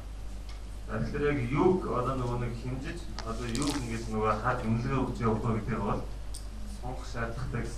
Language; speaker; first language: Mongolian; native; Mongolian